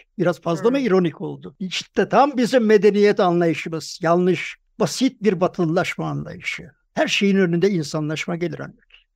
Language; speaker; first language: Turkish; native; Turkish